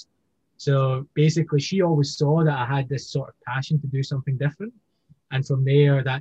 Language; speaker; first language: English; native; English